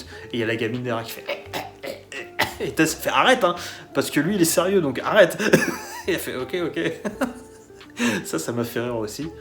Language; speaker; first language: French; native; French